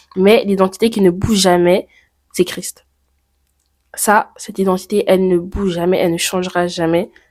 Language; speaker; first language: French; native; French